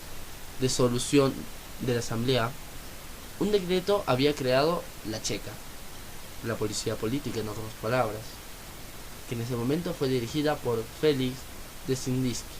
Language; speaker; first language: Spanish; native; Spanish